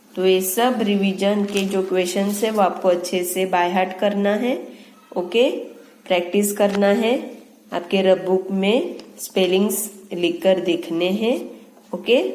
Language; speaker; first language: Hindi; non-native, local second language; Marathi